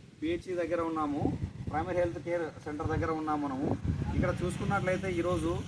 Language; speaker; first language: Telugu; native; Telugu